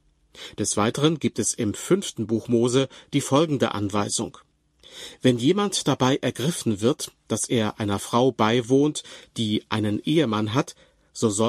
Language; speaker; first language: German; native; German